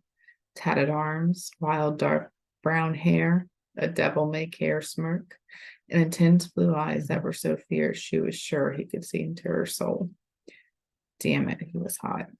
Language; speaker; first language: English; native; English